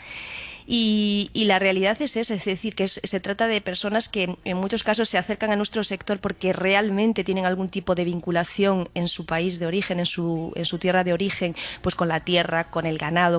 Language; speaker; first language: Spanish; native; Spanish